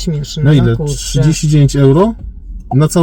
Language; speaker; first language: Polish; native; Polish